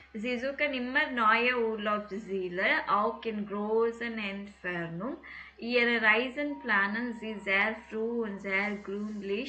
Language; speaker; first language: German; non-native, fluent; Tamil